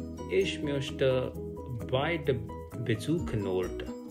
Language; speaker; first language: German; non-native, learner; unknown